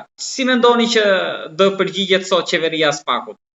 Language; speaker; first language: Albanian; native; Albanian